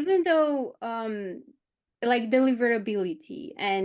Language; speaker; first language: English; non-native, fluent; Romanian